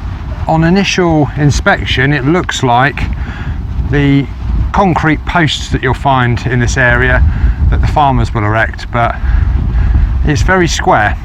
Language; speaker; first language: English; native; English